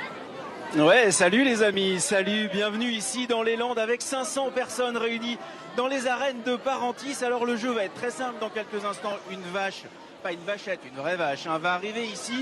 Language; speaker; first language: French; native; French